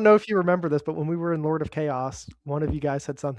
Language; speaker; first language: English; native; English